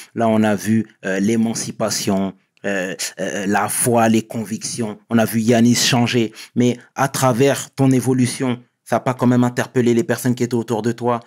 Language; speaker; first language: French; native; French